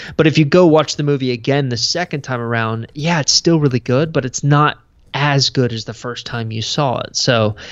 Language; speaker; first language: English; native; English